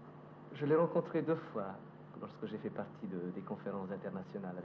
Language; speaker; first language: French; non-native, fluent; Somali